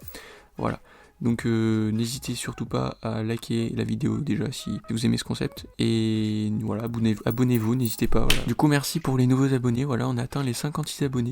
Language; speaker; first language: French; native; French